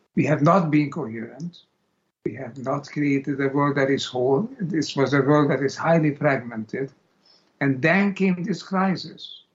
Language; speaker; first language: English; non-native, fluent; Hungarian